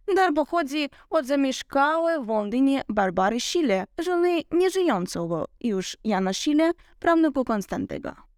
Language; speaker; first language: Polish; non-native, learner; Ukrainian